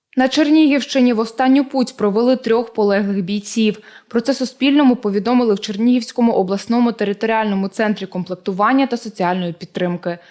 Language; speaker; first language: Ukrainian; native; Ukrainian